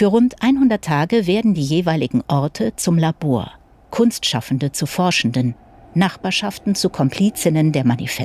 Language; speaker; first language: German; native; German